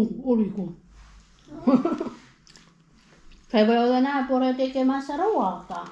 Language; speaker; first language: Finnish; non-native, learner; Filipino